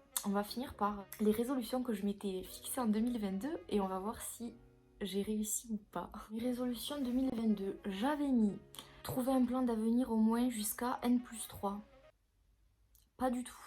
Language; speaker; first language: French; native; French